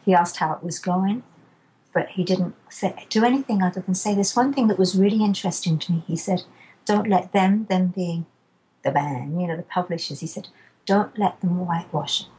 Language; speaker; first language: English; native; English